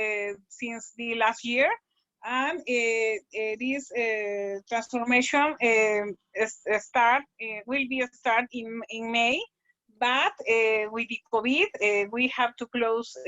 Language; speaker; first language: English; non-native, learner; Spanish